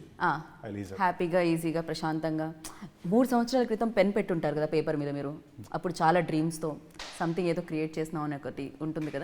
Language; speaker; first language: Telugu; native; Telugu